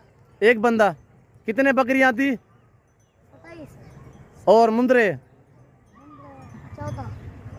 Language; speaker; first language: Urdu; non-native, local second language; Saraiki